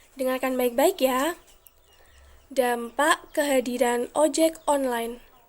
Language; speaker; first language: Indonesian; native; Indonesian